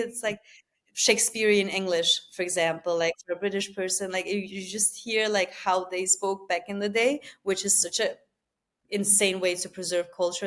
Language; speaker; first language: English; non-native, fluent; Albanian